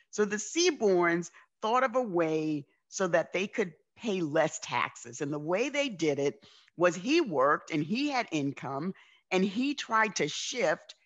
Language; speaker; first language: English; native; English